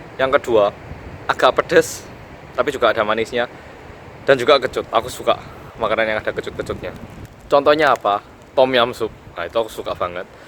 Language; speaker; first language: Indonesian; early bilingual, other home language; Korean